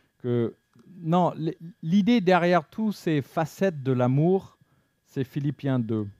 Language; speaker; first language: French; non-native, fluent; English